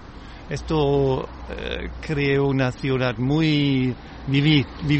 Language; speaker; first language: Spanish; non-native, fluent; German